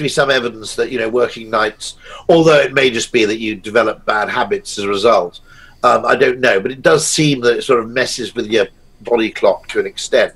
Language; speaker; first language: English; native; English